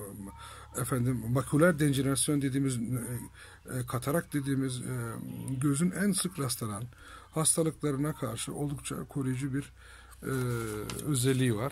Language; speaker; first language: Turkish; native; Turkish